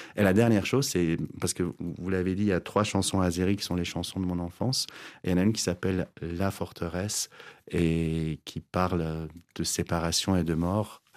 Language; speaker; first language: French; non-native, fluent; Azerbaijani